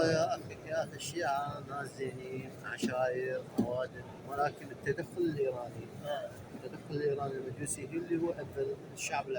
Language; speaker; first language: Arabic; native; Arabic